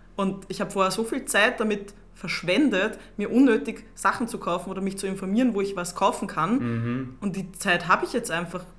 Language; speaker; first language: German; native; German